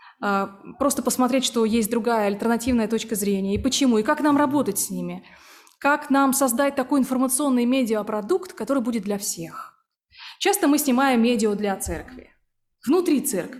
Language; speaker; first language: Russian; native; Russian